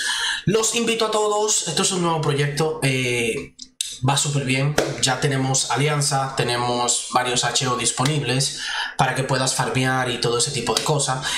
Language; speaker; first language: Spanish; native; Spanish